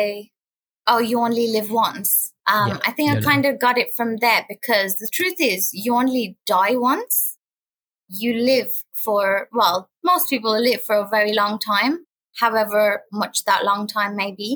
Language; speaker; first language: English; non-native, local second language; Urdu